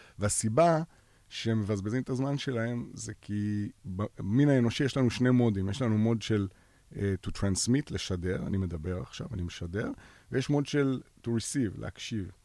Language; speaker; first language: Hebrew; native; Hebrew